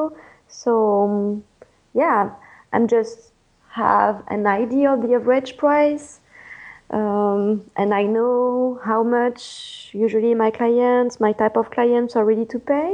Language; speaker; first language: English; non-native, fluent; French